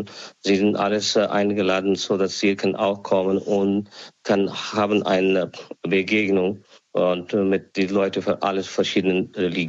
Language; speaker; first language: German; non-native, learner; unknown